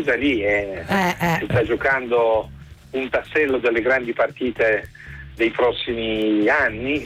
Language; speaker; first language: Italian; native; Italian